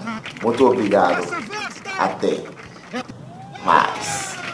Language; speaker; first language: Portuguese; non-native, learner; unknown